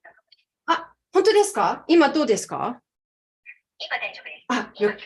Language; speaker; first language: Japanese; non-native, fluent; English